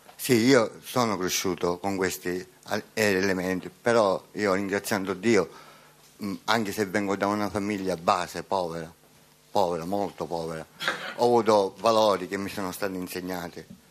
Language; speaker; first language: Italian; native; Italian